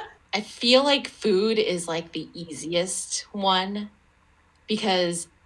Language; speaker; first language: English; early bilingual, other home language; Chinese